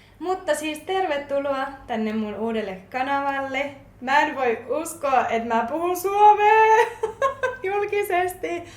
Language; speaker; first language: Finnish; native; Finnish